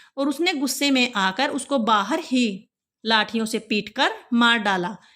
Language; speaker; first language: Hindi; native; Hindi